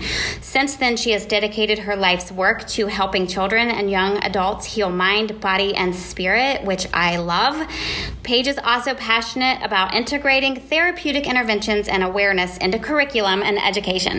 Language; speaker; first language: English; native; English